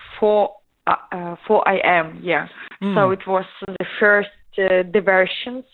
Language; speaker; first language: English; non-native, learner; Ukrainian